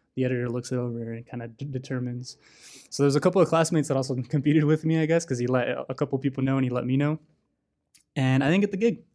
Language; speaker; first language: English; native; English